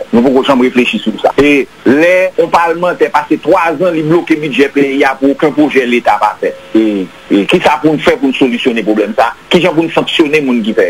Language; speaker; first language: French; non-native, local second language; Haitian Creole